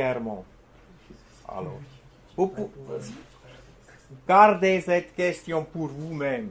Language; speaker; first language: French; non-native, fluent; German